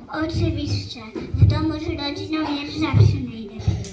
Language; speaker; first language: Polish; native; Polish